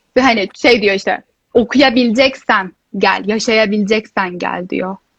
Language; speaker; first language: Turkish; native; Turkish